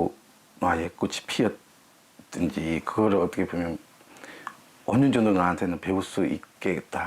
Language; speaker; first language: Korean; non-native, fluent; Burmese